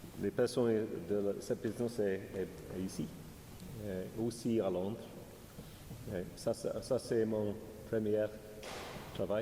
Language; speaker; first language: French; non-native, learner; English